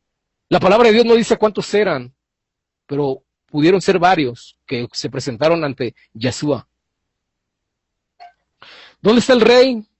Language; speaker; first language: Spanish; native; Spanish